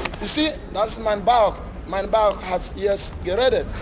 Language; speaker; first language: German; non-native, learner; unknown